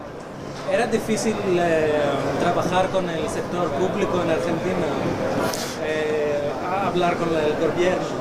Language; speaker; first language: Spanish; non-native, learner; Greek